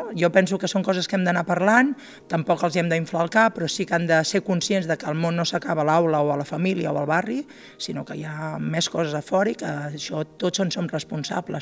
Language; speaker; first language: Catalan; native; Catalan